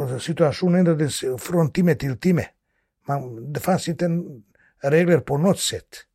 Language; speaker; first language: Swedish; non-native, fluent; Bosnian